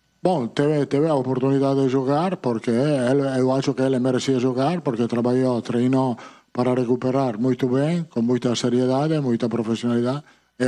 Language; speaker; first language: Portuguese; non-native, learner; Italian